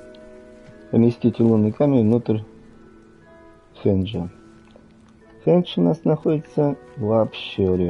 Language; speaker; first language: Russian; native; Russian